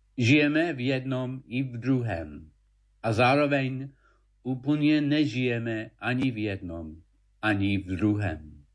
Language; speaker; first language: Czech; non-native, fluent; English